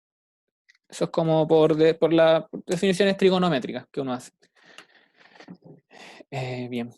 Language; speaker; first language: Spanish; native; Spanish